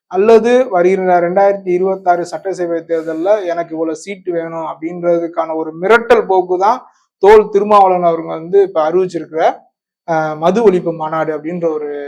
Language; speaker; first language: Tamil; non-native, local second language; Urdu